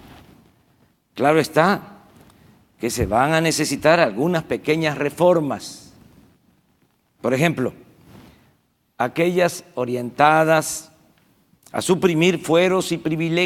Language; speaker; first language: Spanish; native; Spanish